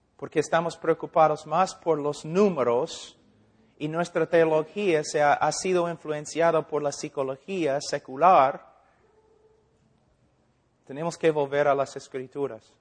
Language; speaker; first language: Spanish; non-native, fluent; English